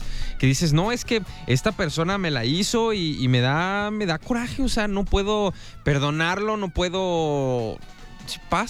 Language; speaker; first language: Spanish; native; Spanish